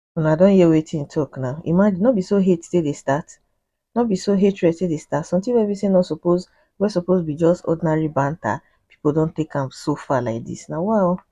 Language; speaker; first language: Nigerian Pidgin; native; Nigerian Pidgin